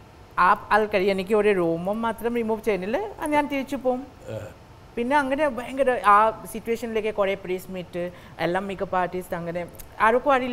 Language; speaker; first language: Malayalam; non-native, local second language; Assamese